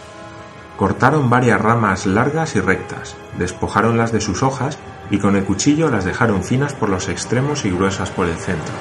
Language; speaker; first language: Spanish; native; Spanish